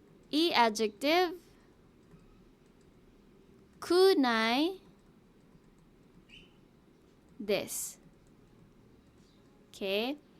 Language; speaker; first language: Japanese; non-native, fluent; Hiligaynon